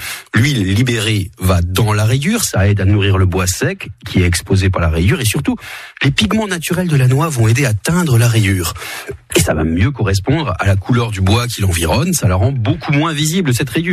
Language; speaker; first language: French; native; French